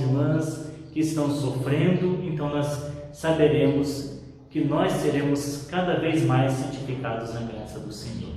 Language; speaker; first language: Portuguese; native; Portuguese